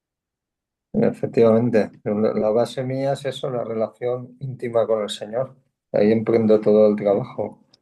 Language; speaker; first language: Spanish; native; Spanish